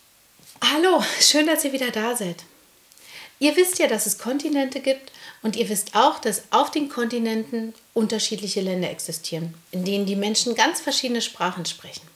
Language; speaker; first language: German; native; German